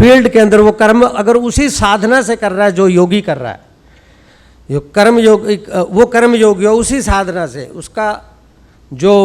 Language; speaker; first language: Hindi; native; Hindi